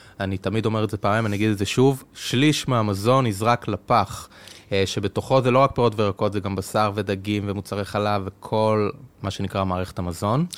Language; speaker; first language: Hebrew; native; Hebrew